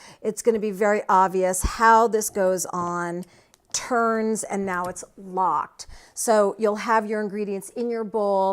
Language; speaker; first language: English; native; English